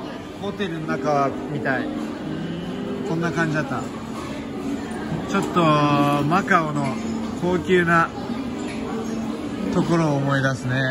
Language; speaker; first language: Japanese; native; Japanese